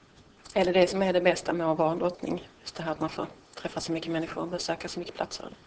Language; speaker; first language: Swedish; native; Swedish